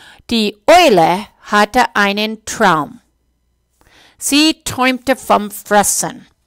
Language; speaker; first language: German; non-native, fluent; English